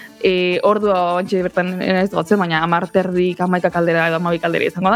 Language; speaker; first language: Basque; native; Basque